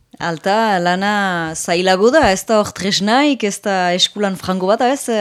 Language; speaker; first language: Basque; native; Basque